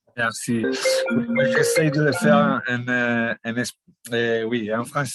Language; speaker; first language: French; non-native, fluent; Portuguese